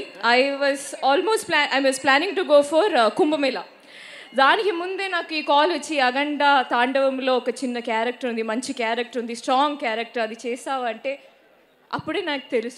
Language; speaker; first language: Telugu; non-native, fluent; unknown